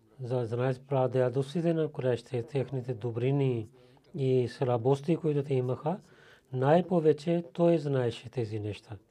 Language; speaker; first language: Bulgarian; non-native, learner; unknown